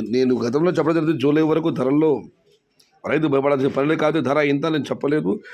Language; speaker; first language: Telugu; non-native, local second language; Kannada